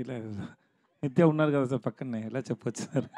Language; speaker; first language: Telugu; non-native, learner; Tamil